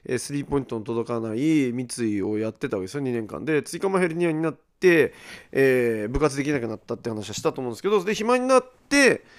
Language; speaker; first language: Japanese; native; Japanese